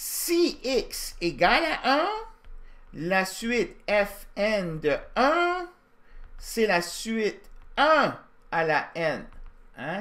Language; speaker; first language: French; native; French